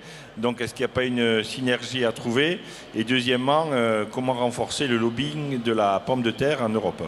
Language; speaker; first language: French; native; French